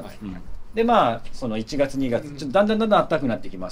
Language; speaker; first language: Japanese; native; Japanese